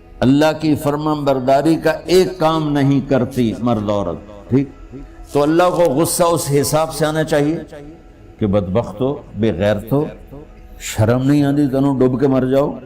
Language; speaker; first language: Urdu; non-native, local second language; Punjabi